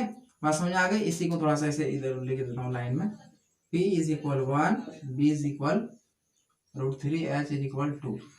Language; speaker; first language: Hindi; native; Hindi